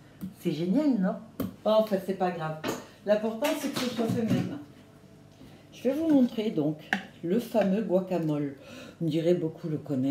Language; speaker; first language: French; native; French